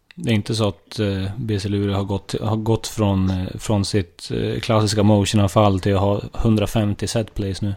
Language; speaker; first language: Swedish; native; Swedish